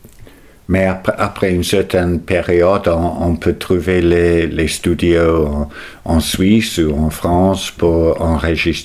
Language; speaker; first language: French; non-native, fluent; English